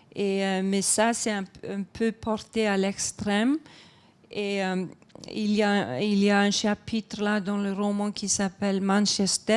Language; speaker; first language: French; non-native, fluent; Icelandic